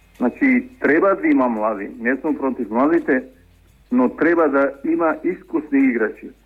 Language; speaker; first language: Macedonian; native; Macedonian